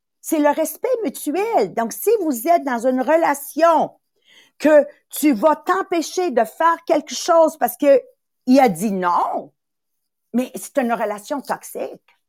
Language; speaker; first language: French; early bilingual, other home language; Italian